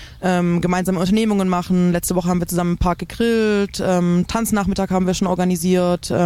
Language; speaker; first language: German; native; German